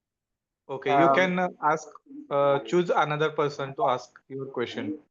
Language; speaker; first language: English; non-native, learner; Hindi